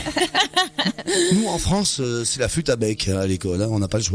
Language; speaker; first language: French; native; French